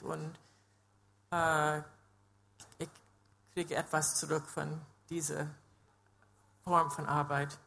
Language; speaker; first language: German; non-native, fluent; English